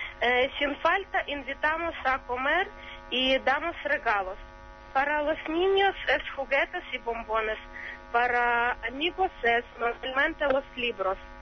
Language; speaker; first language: Spanish; non-native, learner; Ukrainian